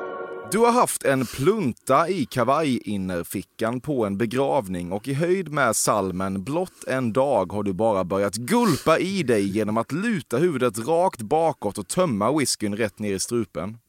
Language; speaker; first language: Swedish; native; Swedish